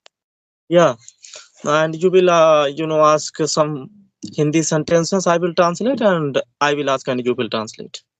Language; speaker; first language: English; non-native, learner; Hindi